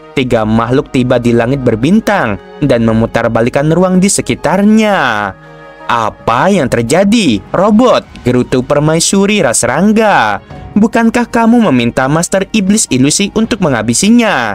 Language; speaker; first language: Indonesian; native; Indonesian